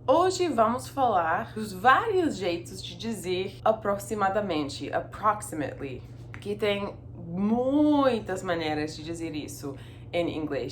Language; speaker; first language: Portuguese; non-native, fluent; English